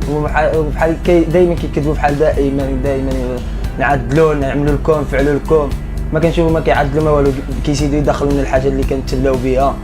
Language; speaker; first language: Arabic; native; Arabic